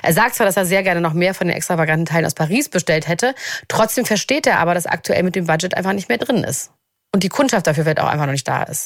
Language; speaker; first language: German; native; German